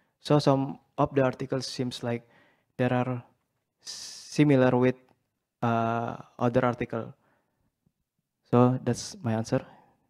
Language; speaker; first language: English; non-native, learner; Banjar